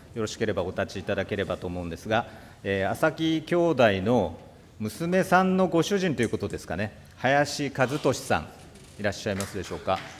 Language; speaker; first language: Japanese; native; Japanese